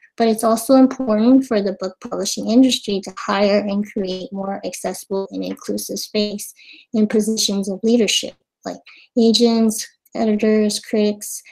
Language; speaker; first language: English; native; English